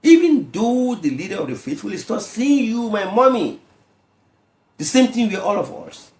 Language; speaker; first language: English; non-native, local second language; Yoruba